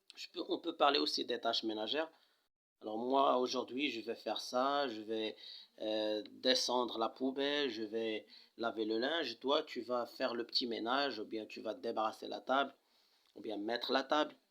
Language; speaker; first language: French; non-native, local second language; Arabic